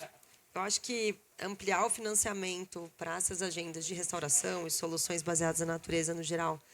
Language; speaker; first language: Portuguese; native; Portuguese